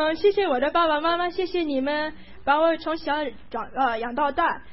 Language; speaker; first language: Chinese; early bilingual, heritage; Chinese